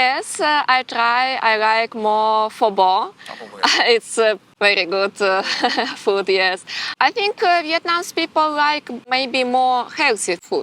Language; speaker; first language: English; non-native, learner; Ukrainian